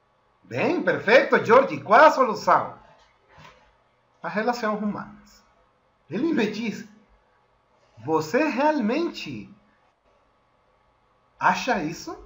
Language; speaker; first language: Portuguese; non-native, fluent; Spanish